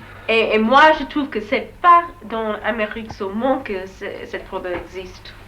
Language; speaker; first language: French; non-native, learner; English